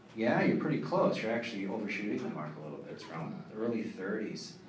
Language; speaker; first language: English; native; English